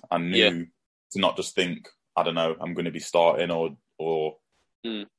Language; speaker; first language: English; native; English